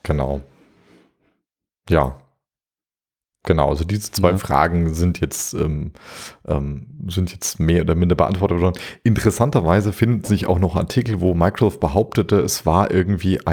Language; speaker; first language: German; native; German